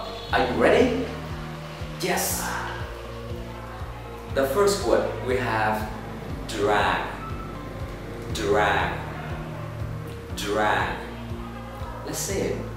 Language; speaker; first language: English; non-native, fluent; Vietnamese